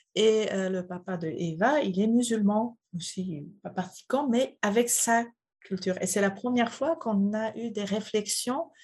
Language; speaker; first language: French; non-native, fluent; Polish